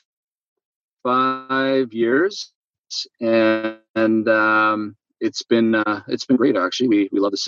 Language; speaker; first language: English; native; English